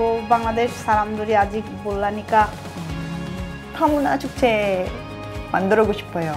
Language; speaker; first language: Korean; non-native, learner; Bangla